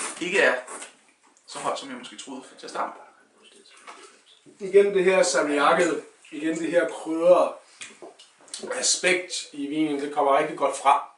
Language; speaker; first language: Danish; native; Danish